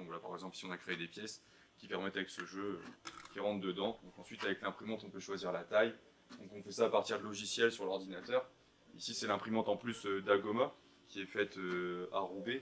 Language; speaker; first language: French; native; French